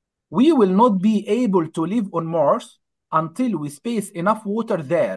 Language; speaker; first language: English; non-native, fluent; Arabic